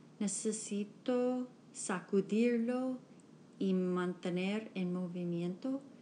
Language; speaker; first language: Spanish; non-native, learner; English